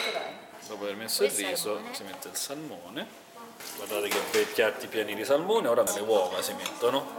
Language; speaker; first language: Italian; native; Italian